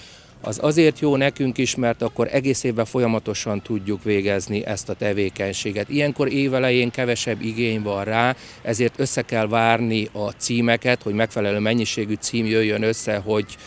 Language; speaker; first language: Hungarian; native; Hungarian